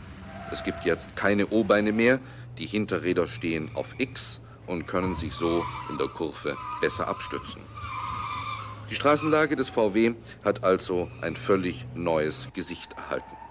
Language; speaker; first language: German; native; German